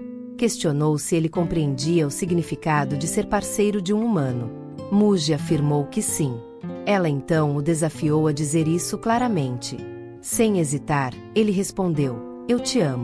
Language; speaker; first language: Portuguese; native; Portuguese